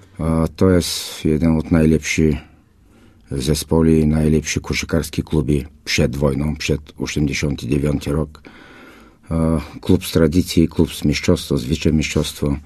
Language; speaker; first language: Polish; non-native, fluent; Bulgarian